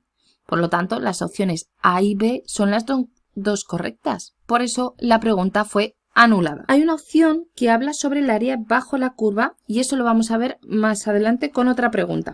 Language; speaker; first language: Spanish; native; Spanish